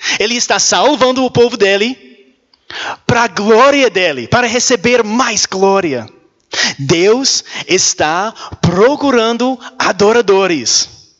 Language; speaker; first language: Portuguese; non-native, learner; English